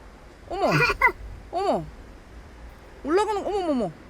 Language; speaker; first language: Korean; native; Korean